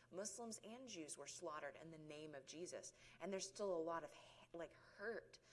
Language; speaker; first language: English; native; English